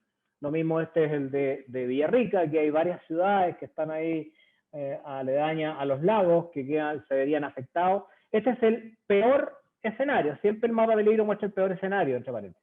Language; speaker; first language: Spanish; native; Spanish